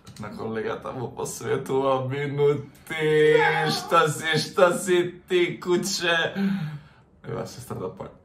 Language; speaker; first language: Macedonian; native; Macedonian